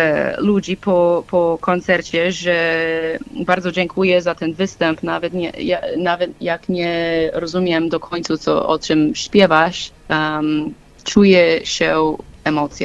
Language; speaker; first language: Polish; non-native, learner; English